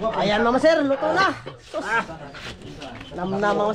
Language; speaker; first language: Filipino; non-native, local second language; Cebuano